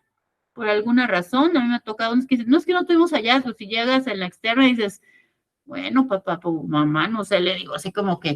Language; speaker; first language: Spanish; native; Spanish